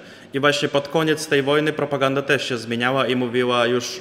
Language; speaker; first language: Polish; non-native, fluent; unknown